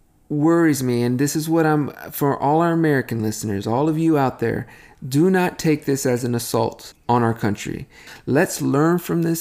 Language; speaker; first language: English; native; English